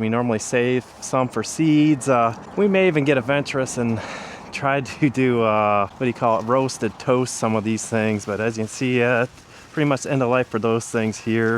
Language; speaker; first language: English; native; English